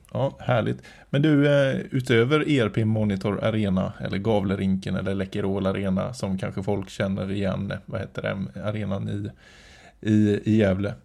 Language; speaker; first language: Swedish; native; Swedish